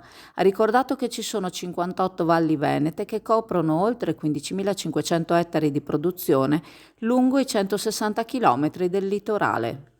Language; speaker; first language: Italian; native; Italian